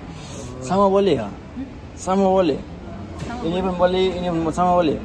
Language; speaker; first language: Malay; non-native, learner; Nepali